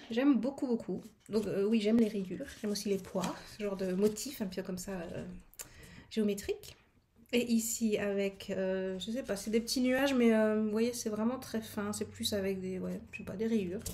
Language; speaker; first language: French; native; French